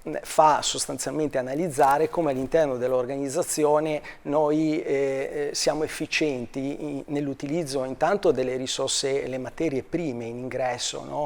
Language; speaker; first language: Italian; native; Italian